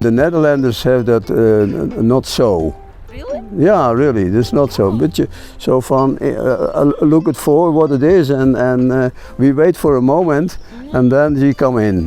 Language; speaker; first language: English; non-native, learner; Dutch